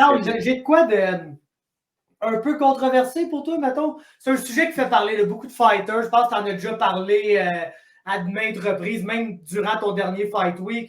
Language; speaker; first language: French; native; French